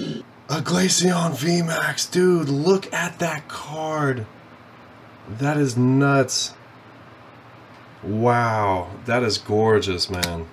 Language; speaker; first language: English; native; English